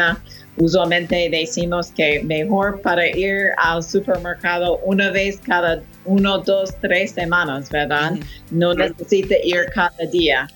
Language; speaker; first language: Spanish; non-native, fluent; English